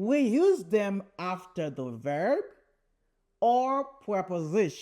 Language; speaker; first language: English; non-native, learner; Haitian Creole